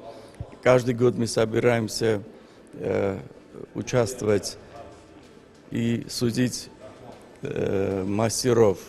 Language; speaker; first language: Russian; non-native, fluent; Armenian